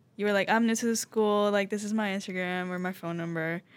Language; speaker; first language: English; early bilingual, other home language; Spanish